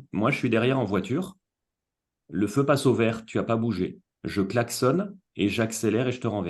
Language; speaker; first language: French; native; French